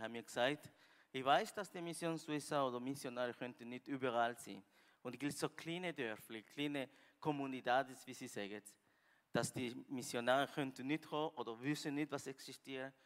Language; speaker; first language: German; non-native, learner; Spanish